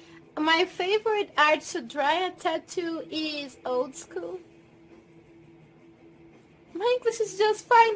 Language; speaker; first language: English; non-native, fluent; Portuguese